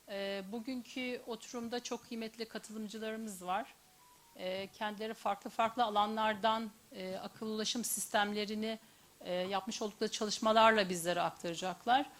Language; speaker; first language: Turkish; native; Turkish